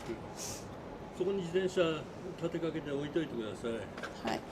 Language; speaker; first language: Japanese; native; Japanese